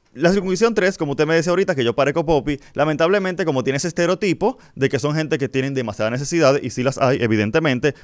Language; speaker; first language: Spanish; native; Spanish